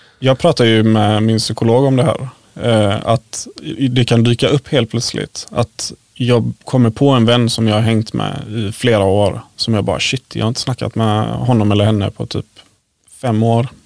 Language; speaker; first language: Swedish; early bilingual, other home language; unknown